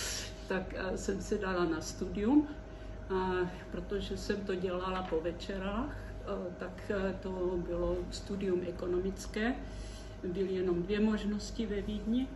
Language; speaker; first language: Czech; early bilingual, heritage; Czech